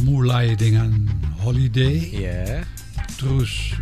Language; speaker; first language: Indonesian; non-native, fluent; Dutch